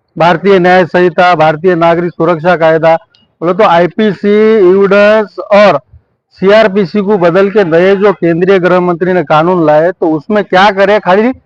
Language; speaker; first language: Hindi; non-native, local second language; Marathi